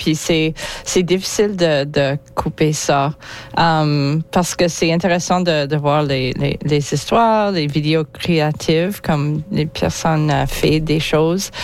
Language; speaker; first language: French; non-native, local second language; English